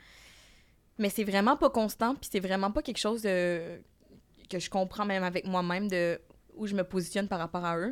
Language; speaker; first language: French; native; French